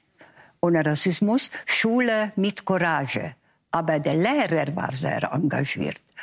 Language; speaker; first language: German; non-native, fluent; Hungarian